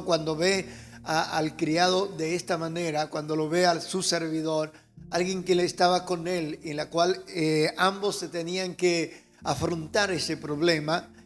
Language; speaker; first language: Spanish; native; Spanish